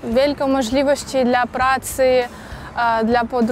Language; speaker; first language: Polish; non-native, learner; Ukrainian